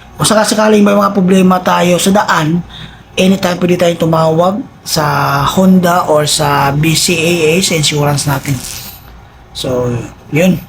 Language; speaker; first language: Filipino; non-native, local second language; Cebuano